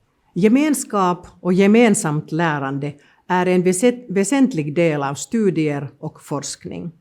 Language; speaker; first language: Swedish; non-native, local second language; Finnish